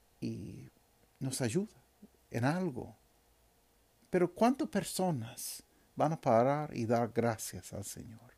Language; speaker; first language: Spanish; non-native, fluent; English